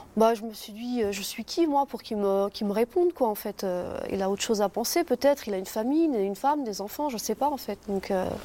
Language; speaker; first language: French; early bilingual, other home language; Kurdish